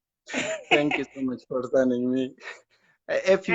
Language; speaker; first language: English; non-native, learner; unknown